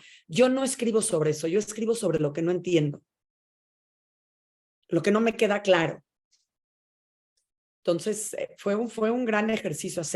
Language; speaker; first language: Spanish; native; Spanish